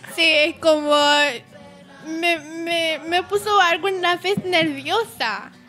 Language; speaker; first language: Spanish; non-native, learner; Haitian Creole